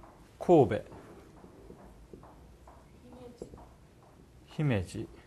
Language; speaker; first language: Japanese; non-native, fluent; Korean